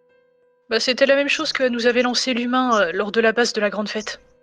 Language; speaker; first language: French; native; French